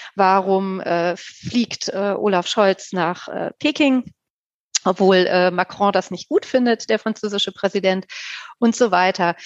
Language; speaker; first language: German; native; German